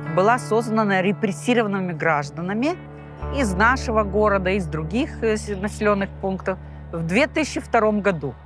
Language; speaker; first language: Russian; non-native, local second language; Gagauz